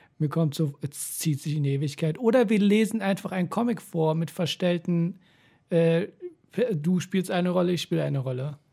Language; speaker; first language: German; early bilingual, other home language; Persian